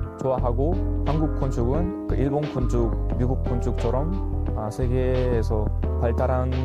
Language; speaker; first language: Korean; non-native, fluent; Uzbek